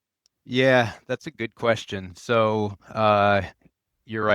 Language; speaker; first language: English; native; English